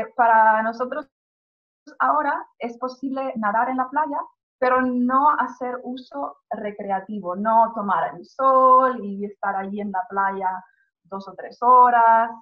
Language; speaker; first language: Spanish; native; Spanish